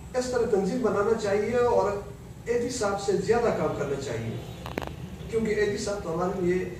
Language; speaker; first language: Urdu; non-native, local second language; Pashto